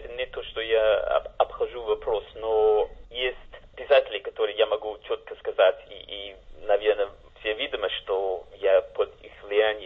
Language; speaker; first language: Russian; non-native, fluent; English